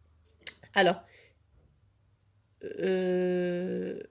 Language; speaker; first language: French; non-native, local second language; Arabic